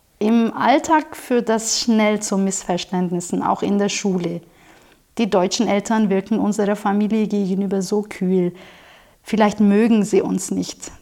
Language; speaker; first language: German; non-native, fluent; Turkish